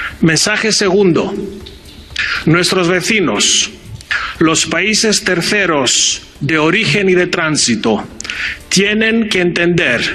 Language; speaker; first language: Spanish; non-native, fluent; Greek